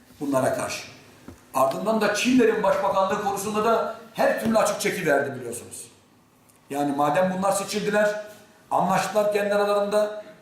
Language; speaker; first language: Turkish; native; Turkish